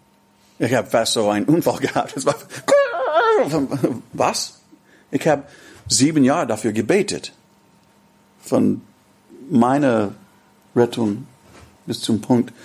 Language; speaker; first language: German; non-native, fluent; English